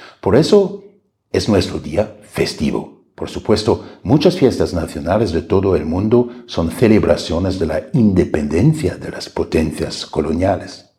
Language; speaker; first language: Spanish; non-native, fluent; German